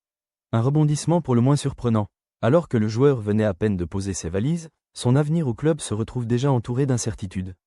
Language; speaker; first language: French; native; French